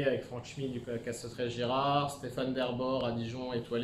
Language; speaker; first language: French; native; French